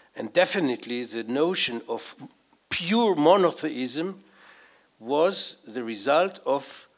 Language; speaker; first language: English; non-native, fluent; Hebrew